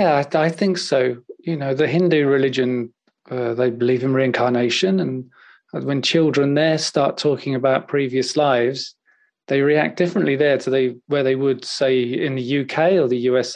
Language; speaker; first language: English; native; English